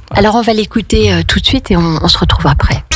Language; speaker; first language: French; native; French